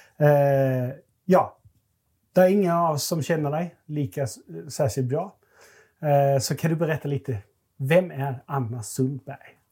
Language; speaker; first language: Swedish; non-native, fluent; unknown